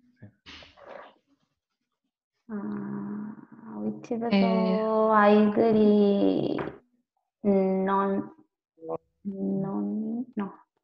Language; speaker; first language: Korean; non-native, learner; Spanish